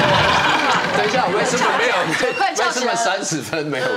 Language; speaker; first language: Chinese; non-native, fluent; German